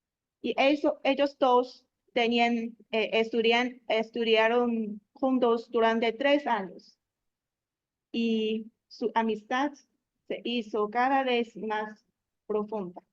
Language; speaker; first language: Spanish; non-native, learner; Chinese